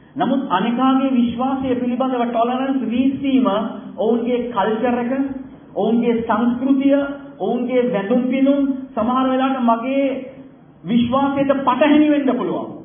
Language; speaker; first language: Sinhala; non-native, local second language; Tamil